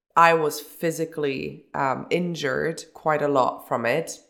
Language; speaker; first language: English; early bilingual, other home language; German